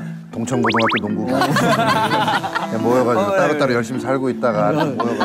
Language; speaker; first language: Korean; native; Korean